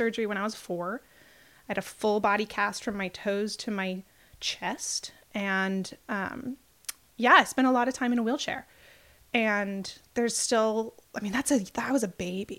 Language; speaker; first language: English; native; English